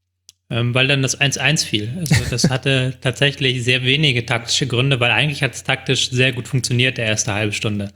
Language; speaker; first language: German; native; German